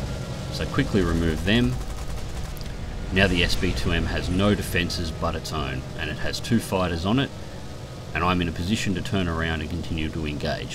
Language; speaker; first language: English; native; English